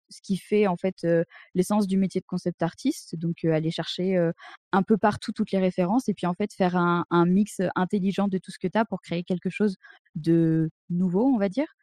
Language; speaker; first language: French; native; French